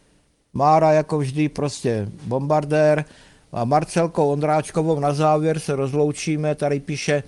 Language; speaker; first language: Czech; native; Czech